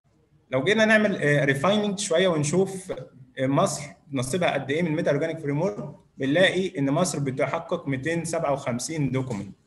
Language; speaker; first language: Arabic; native; Arabic